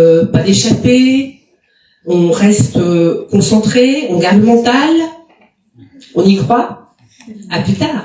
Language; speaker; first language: French; native; French